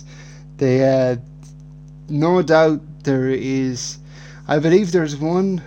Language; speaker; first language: English; native; English